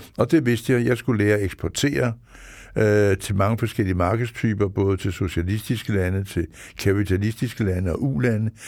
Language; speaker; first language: Danish; native; Danish